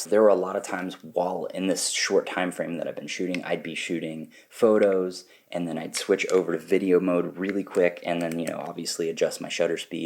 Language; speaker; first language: English; native; English